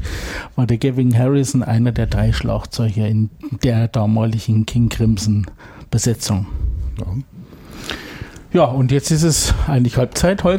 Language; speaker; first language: German; native; German